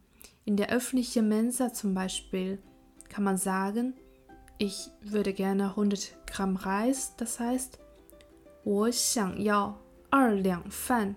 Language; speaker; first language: German; non-native, fluent; Chinese